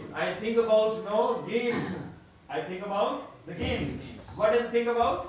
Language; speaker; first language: English; non-native, local second language; Urdu